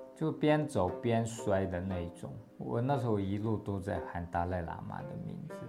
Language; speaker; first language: Chinese; non-native, local second language; Tibetan